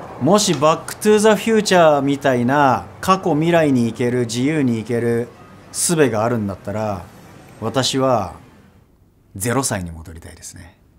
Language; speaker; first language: Japanese; native; Japanese